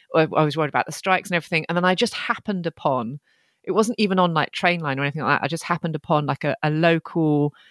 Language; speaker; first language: English; native; English